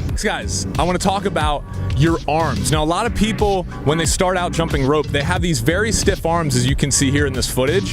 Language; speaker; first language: English; native; English